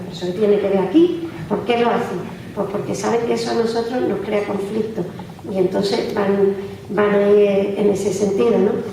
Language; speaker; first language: Spanish; native; Spanish